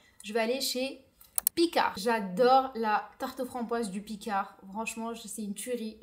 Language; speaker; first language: French; native; French